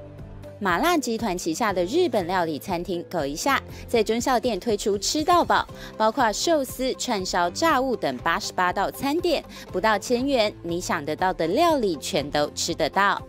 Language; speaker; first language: Chinese; native; Chinese